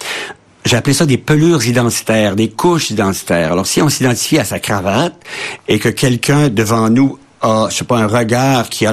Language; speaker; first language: French; native; French